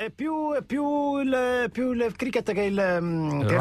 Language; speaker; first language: Italian; native; Italian